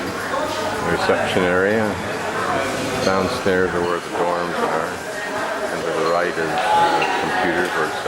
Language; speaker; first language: English; native; English